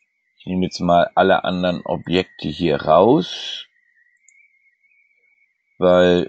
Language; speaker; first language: German; native; German